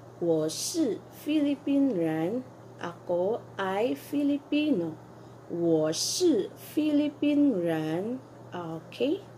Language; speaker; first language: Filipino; native; Filipino